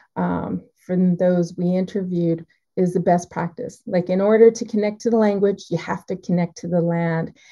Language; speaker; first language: English; native; English